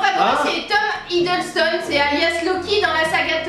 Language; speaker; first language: French; native; French